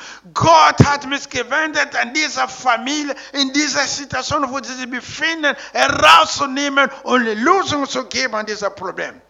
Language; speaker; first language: German; non-native, learner; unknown